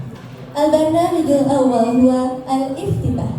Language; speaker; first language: Arabic; non-native, learner; Indonesian